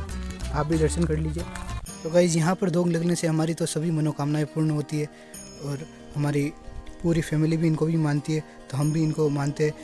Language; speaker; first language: Hindi; non-native, local second language; Rajasthani